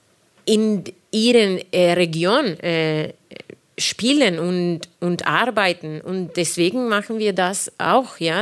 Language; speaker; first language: German; non-native, fluent; Spanish